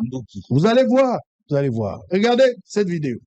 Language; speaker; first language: French; non-native, local second language; Lingala